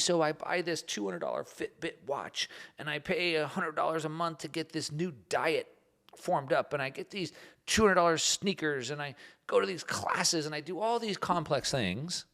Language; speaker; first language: English; native; English